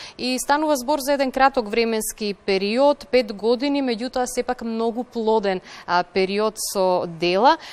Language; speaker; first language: Macedonian; native; Macedonian